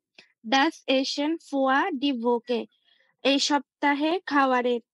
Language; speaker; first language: German; non-native, learner; Bangla